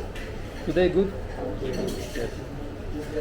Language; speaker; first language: English; non-native, learner; French